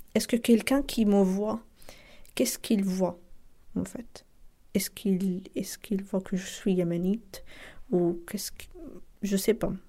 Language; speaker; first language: French; non-native, local second language; Arabic